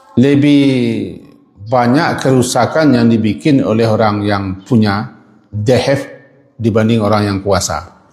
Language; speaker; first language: Malay; non-native, local second language; Minangkabau